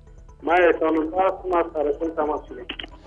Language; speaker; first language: Persian; native; Persian